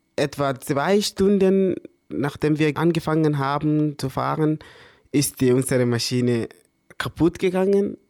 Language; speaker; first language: German; early bilingual, other home language; Arabic